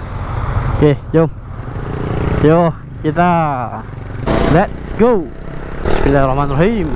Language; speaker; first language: Malay; native; Malay